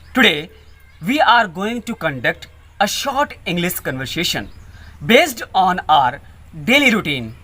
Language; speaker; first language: English; non-native, learner; Hindi